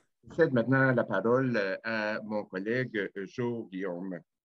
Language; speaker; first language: French; native; French